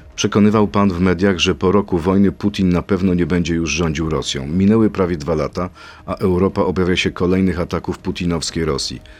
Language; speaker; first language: Polish; native; Polish